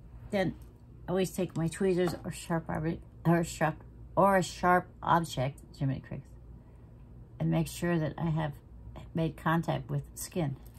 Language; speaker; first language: English; native; English